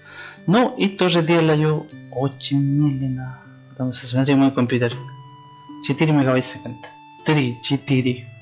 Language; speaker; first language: Russian; non-native, learner; Spanish